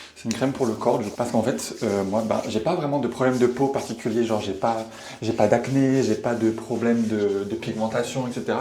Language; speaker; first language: French; native; French